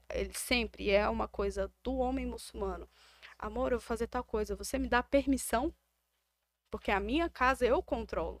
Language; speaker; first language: Portuguese; native; Portuguese